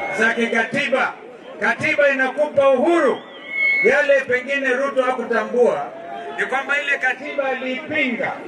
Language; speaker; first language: Swahili; non-native, local second language; Kikuyu